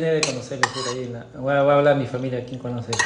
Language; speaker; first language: Spanish; native; Spanish